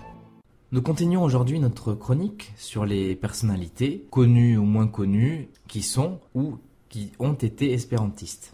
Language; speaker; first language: French; native; French